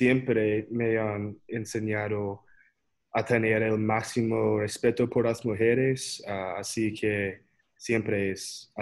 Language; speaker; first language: Spanish; non-native, learner; English